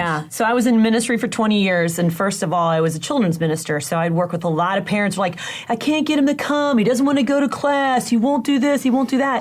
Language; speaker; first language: English; native; English